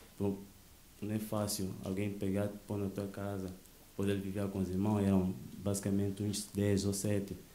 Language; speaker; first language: Portuguese; native; Portuguese